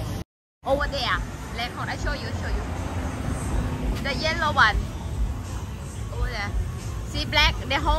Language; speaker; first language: English; non-native, learner; Thai